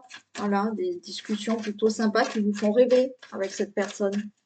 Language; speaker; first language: French; native; French